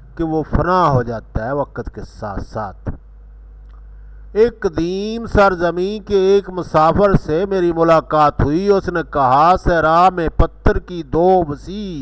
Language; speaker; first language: Urdu; non-native, local second language; Punjabi